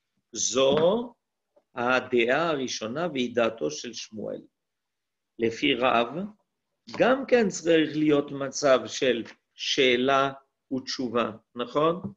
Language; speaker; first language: Hebrew; non-native, fluent; French